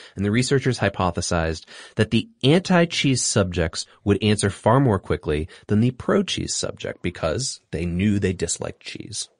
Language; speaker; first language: English; native; English